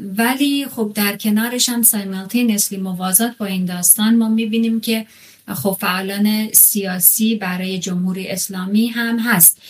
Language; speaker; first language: Persian; non-native, local second language; Kurdish